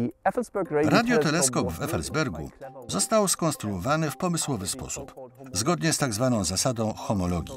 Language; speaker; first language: Polish; native; Polish